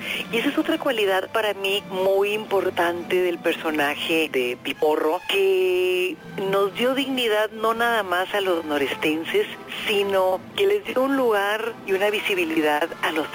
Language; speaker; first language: Spanish; native; Spanish